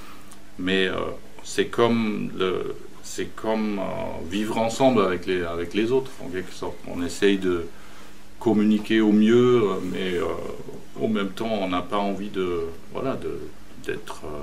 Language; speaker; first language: French; non-native, fluent; German